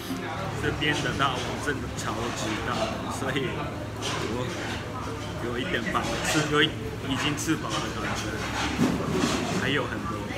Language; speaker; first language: Chinese; non-native, learner; Japanese